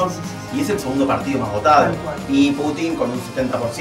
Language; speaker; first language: Spanish; native; Spanish